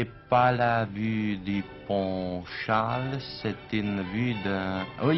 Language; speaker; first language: French; non-native, fluent; Czech